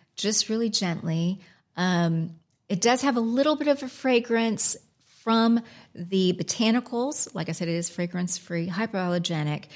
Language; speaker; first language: English; native; English